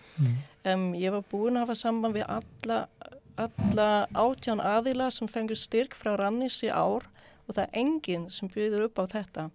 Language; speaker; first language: Icelandic; non-native, fluent; Swedish